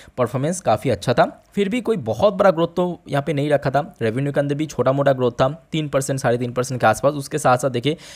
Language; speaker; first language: Hindi; native; Hindi